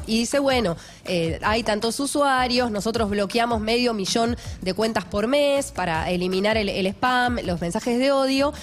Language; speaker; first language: Spanish; native; Spanish